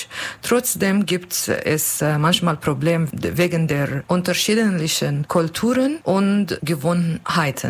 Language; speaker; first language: German; non-native, learner; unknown